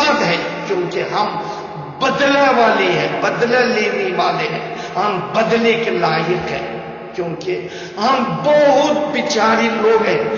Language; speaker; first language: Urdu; non-native, learner; Uyghur